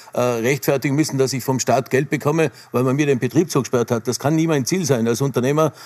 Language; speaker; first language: German; native; German